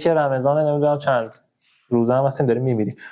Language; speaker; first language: Persian; native; Persian